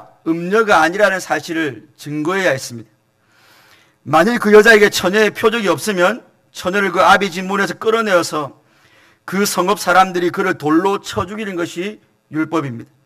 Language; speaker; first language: Korean; native; Korean